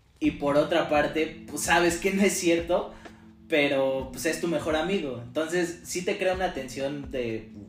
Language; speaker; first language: Spanish; native; Spanish